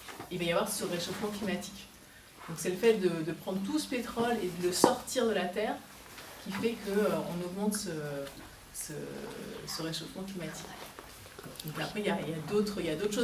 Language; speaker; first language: French; native; French